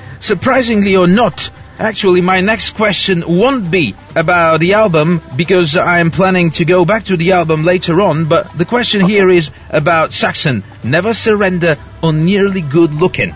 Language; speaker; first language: English; non-native, fluent; Bulgarian